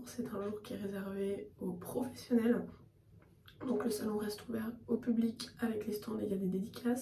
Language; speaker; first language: French; native; French